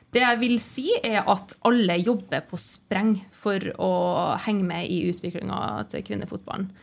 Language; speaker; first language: Norwegian; native; Norwegian